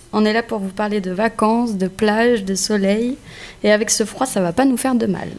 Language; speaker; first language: French; native; French